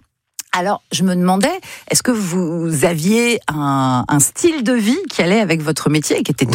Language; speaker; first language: French; native; French